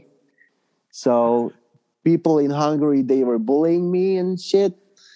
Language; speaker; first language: English; non-native, fluent; Hungarian